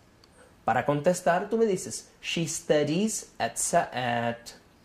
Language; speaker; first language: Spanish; non-native, fluent; Portuguese